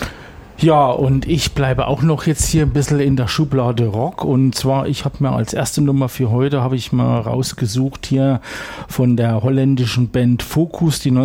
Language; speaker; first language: German; native; German